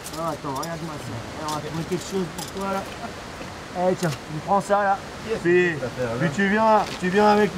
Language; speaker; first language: French; non-native, local second language; Italian